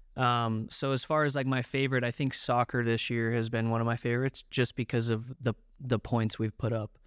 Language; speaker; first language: English; native; English